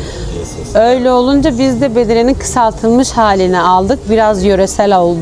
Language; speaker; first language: Turkish; early bilingual, heritage; Turkish